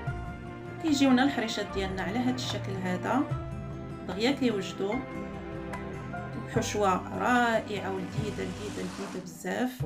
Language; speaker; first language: Arabic; native; Arabic